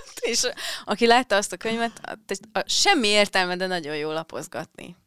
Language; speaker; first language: Hungarian; native; Hungarian